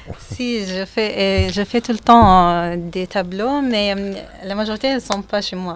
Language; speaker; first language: French; non-native, fluent; Arabic